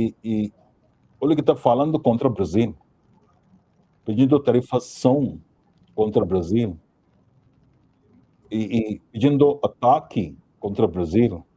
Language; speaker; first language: Portuguese; non-native, fluent; Hindi